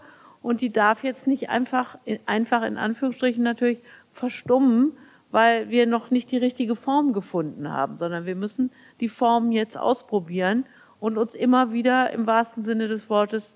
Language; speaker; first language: German; native; German